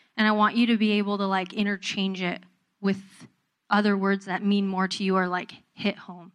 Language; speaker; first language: English; native; English